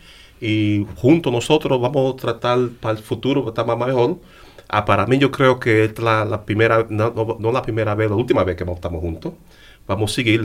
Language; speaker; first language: Spanish; early bilingual, heritage; English